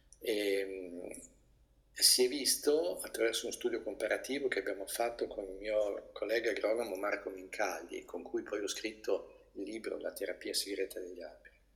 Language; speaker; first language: Italian; native; Italian